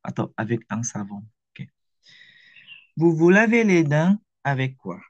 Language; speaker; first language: French; non-native, fluent; Indonesian